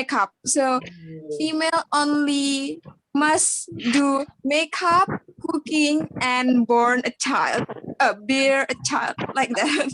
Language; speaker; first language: English; non-native, learner; Indonesian